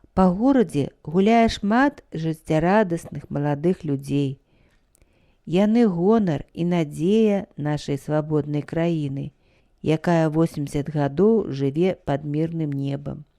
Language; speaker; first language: Belarusian; native; Belarusian